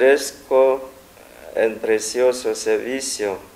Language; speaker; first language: Spanish; non-native, fluent; Vietnamese